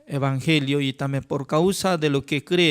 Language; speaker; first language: Spanish; non-native, fluent; Korean